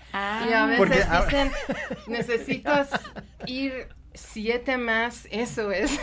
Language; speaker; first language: Spanish; non-native, learner; Persian